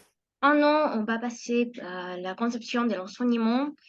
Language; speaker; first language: French; non-native, learner; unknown